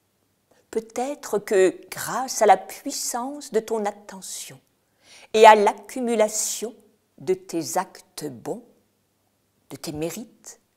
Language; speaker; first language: French; native; French